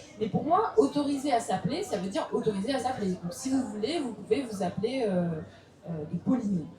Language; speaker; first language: French; early bilingual, other home language; Russian